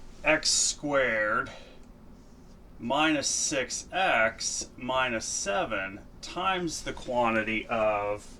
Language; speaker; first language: English; native; English